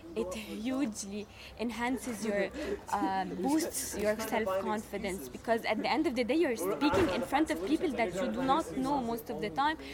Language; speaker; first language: English; non-native, fluent; Arabic